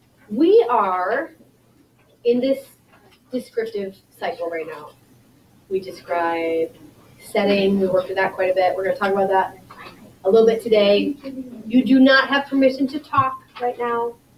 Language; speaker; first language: English; native; English